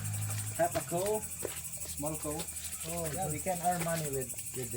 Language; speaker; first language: English; non-native, learner; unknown